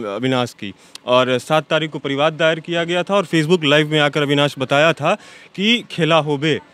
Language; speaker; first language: Hindi; native; Hindi